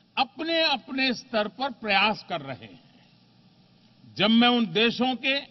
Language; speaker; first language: Hindi; non-native, local second language; Gujarati